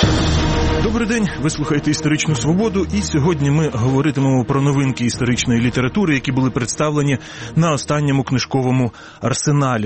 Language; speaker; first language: Ukrainian; native; Ukrainian